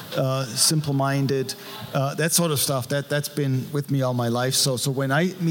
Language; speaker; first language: English; non-native, fluent; German